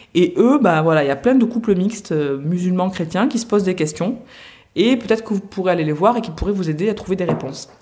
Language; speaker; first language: French; native; French